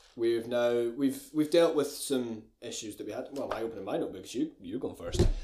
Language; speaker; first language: English; native; English